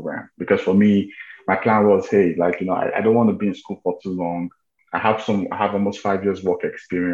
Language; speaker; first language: English; non-native, local second language; Yoruba